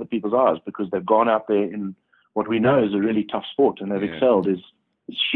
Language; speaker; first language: English; native; English